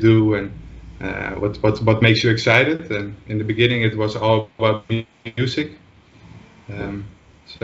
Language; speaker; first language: English; non-native, fluent; Dutch